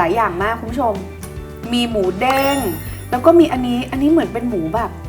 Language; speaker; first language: Thai; native; Thai